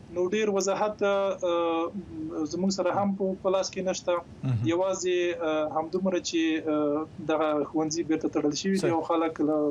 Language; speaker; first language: Pashto; native; Pashto